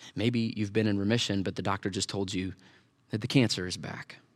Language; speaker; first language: English; native; English